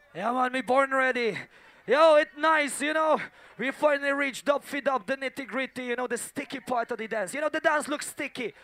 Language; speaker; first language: English; non-native, fluent; Polish